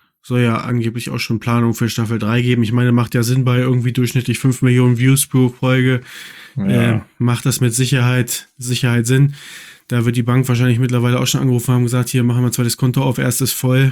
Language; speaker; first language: German; native; German